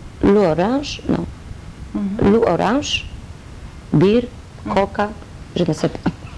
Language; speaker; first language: French; non-native, learner; Polish